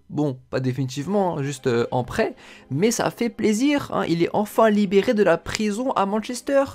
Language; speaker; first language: French; native; French